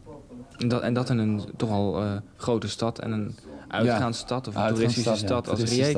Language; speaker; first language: Dutch; native; Dutch